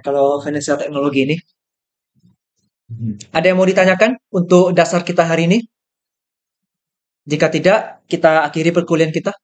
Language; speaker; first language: Indonesian; native; Indonesian